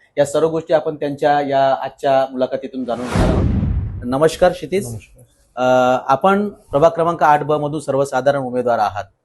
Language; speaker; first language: Marathi; native; Marathi